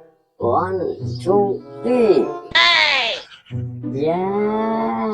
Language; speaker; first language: English; non-native, learner; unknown